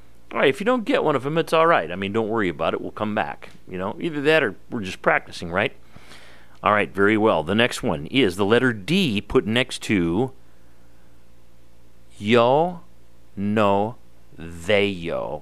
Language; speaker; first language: English; native; English